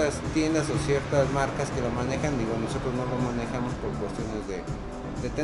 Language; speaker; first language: Spanish; native; Spanish